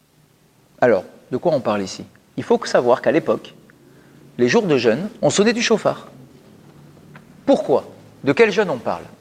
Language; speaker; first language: French; native; French